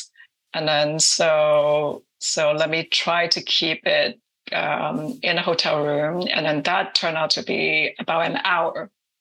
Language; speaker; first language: English; non-native, local second language; Cantonese